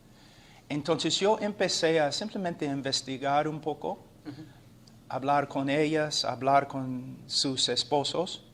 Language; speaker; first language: Spanish; non-native, fluent; English